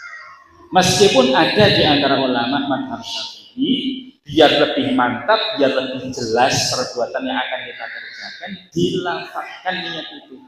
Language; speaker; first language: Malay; non-native, local second language; Javanese